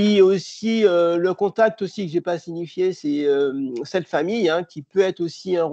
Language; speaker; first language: French; native; French